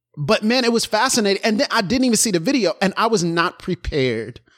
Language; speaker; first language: English; native; English